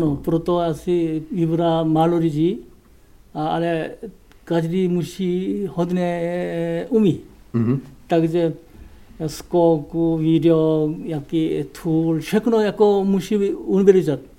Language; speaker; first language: Czech; non-native, learner; Korean